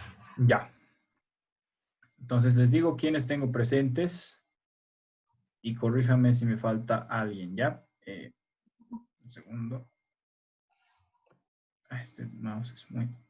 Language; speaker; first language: Spanish; native; Spanish